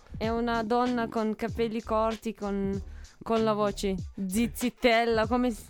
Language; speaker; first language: Italian; non-native, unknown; Uzbek